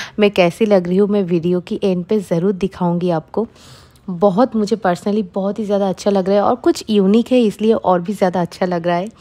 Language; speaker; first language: Hindi; non-native, local second language; Bangla